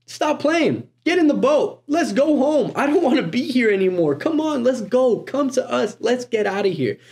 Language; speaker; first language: English; native; English